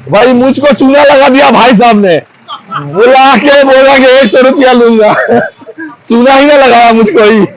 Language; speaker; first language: Hindi; non-native, local second language; Bangla